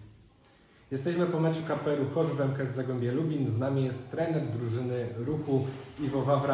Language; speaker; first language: Polish; native; Polish